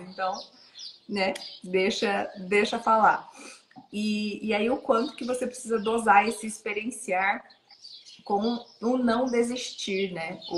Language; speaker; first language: Portuguese; native; Portuguese